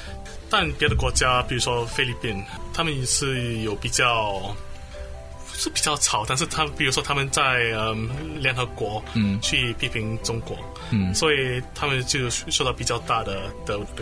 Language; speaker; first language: Chinese; non-native, local second language; English